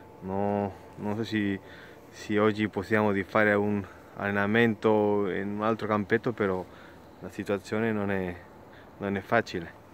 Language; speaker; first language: Italian; non-native, learner; Spanish